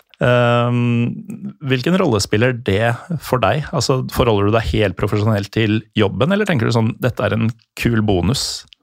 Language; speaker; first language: Norwegian; native; Norwegian